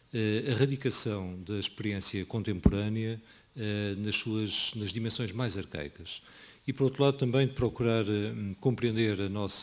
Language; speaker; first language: Portuguese; native; Portuguese